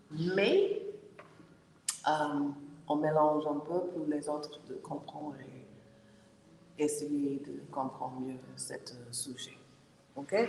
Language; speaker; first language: French; non-native, learner; English